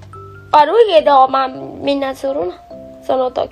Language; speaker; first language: Japanese; non-native, learner; Indonesian